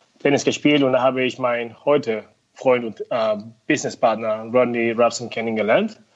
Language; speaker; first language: German; non-native, fluent; Spanish